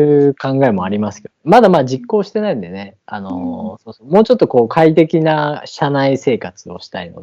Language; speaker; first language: Japanese; native; Japanese